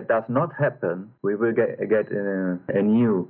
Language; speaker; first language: English; non-native, fluent; German